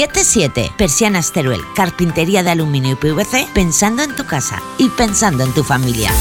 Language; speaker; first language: Spanish; native; Spanish